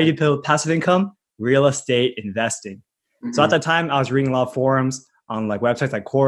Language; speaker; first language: English; native; English